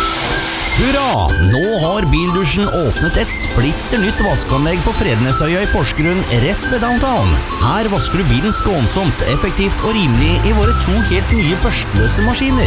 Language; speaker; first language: Norwegian; native; Norwegian